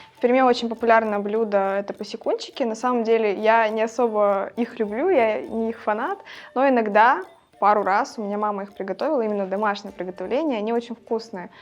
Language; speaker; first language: Russian; native; Russian